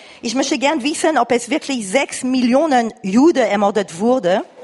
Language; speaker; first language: German; non-native, fluent; Arabic